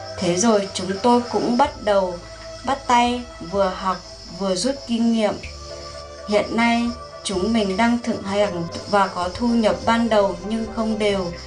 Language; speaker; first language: Vietnamese; non-native, local second language; Iu Mien